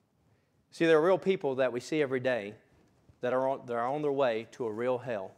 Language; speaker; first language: English; native; English